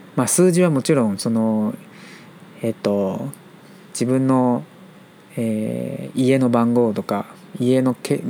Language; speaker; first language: Japanese; non-native, fluent; Chinese